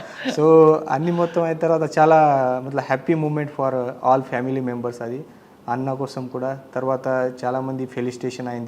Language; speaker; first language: Telugu; non-native, learner; Marathi